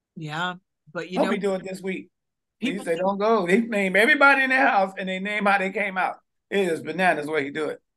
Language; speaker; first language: English; native; English